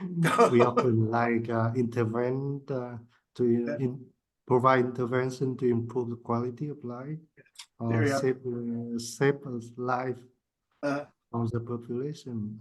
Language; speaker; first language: English; non-native, fluent; Vietnamese